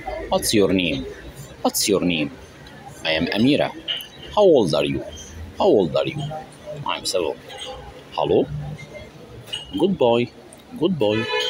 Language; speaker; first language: English; non-native, fluent; Arabic